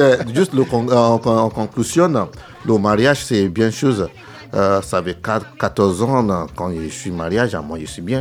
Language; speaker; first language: French; non-native, learner; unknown